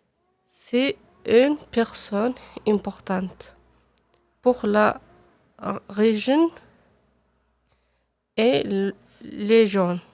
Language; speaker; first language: French; non-native, learner; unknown